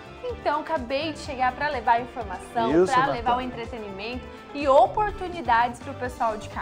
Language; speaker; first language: Portuguese; native; Portuguese